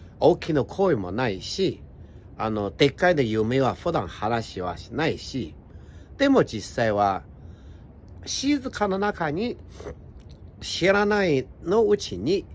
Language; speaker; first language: Japanese; non-native, fluent; Chinese